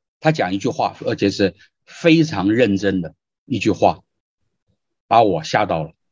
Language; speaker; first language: Chinese; native; Chinese